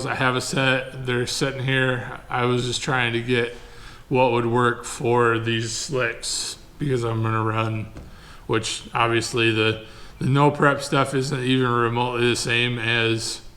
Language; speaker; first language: English; native; English